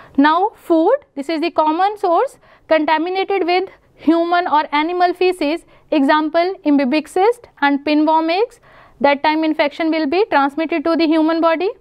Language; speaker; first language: English; non-native, local second language; Punjabi